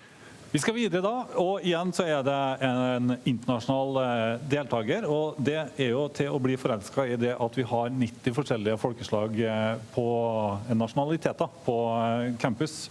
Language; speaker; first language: Norwegian; native; Norwegian